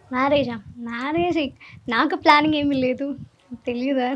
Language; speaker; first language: Telugu; non-native, learner; Malayalam